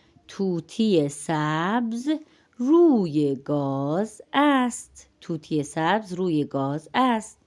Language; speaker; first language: Persian; non-native, fluent; Urdu